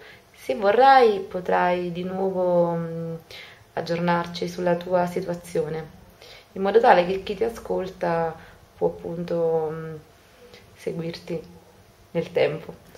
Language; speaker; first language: Italian; native; Italian